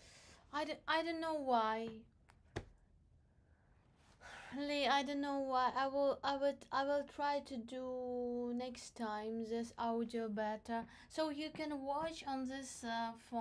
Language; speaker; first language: English; non-native, learner; Crimean Tatar